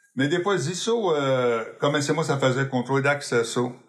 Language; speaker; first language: Portuguese; non-native, fluent; English